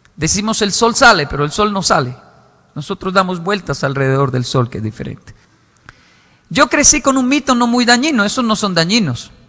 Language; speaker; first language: Spanish; native; Spanish